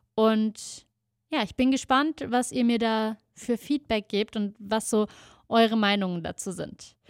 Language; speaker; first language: German; native; German